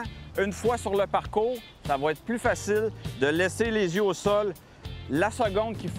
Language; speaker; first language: French; native; French